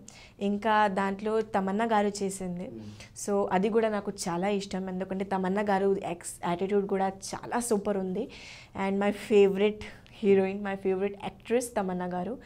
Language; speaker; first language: Telugu; non-native, learner; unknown